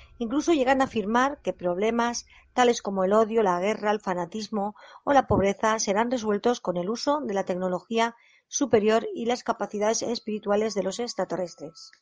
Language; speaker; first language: Spanish; native; Spanish